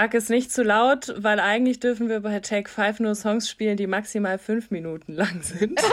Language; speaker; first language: German; native; German